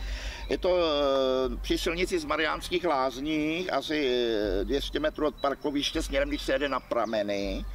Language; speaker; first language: Czech; native; Czech